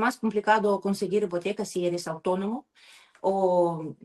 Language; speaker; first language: Spanish; non-native, learner; Russian